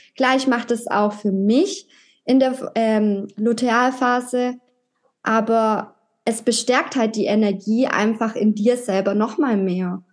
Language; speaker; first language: German; native; German